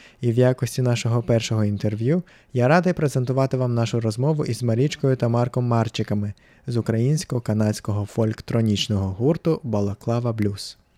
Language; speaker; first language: Ukrainian; native; Ukrainian